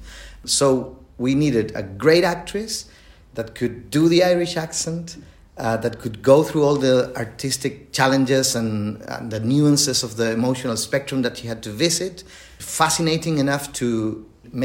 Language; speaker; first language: English; non-native, fluent; Spanish